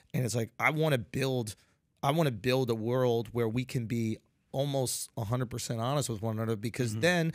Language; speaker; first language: English; native; English